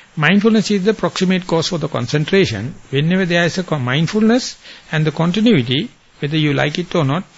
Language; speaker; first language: English; non-native, local second language; Sinhala